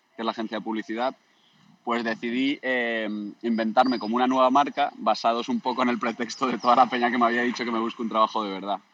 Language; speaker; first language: Spanish; native; Spanish